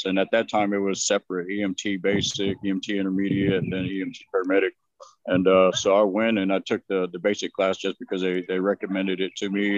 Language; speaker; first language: English; native; English